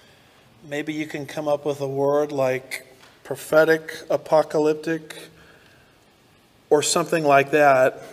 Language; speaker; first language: English; native; English